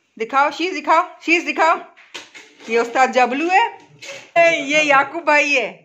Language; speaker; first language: Urdu; non-native, local second language; Baluchi